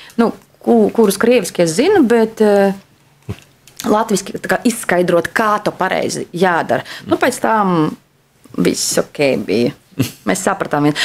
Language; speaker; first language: Latvian; non-native, local second language; Russian